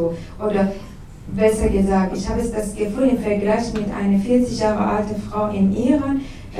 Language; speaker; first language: German; non-native, learner; Persian